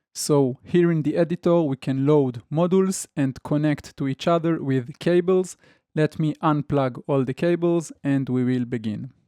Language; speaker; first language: English; non-native, fluent; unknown